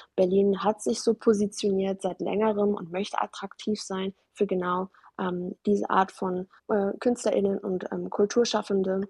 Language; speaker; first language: German; early bilingual, other home language; Persian